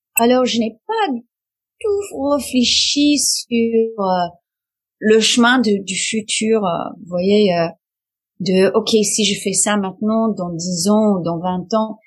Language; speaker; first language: French; non-native, fluent; English